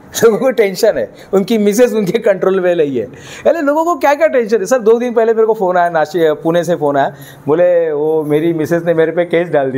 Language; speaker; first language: Hindi; non-native, local second language; Marathi